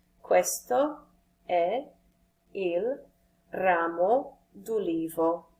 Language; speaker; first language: Italian; non-native, fluent; English